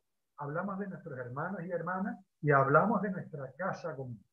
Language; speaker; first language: Spanish; native; Spanish